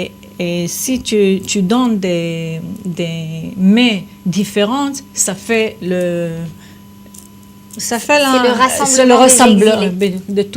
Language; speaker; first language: French; non-native, fluent; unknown